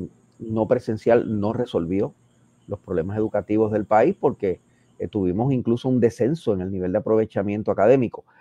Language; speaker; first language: Spanish; native; Spanish